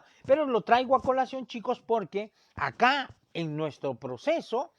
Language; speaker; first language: Spanish; native; Spanish